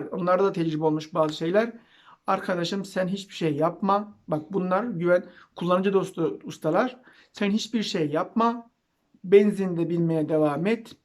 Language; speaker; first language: Turkish; native; Turkish